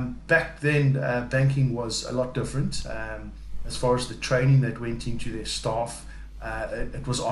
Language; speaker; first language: English; native; English